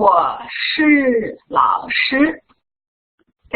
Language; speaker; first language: Chinese; non-native, fluent; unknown